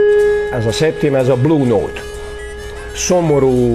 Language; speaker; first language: Hungarian; non-native, local second language; Serbian